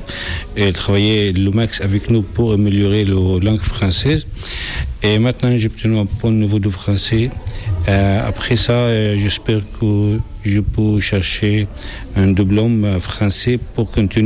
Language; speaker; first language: French; non-native, fluent; Arabic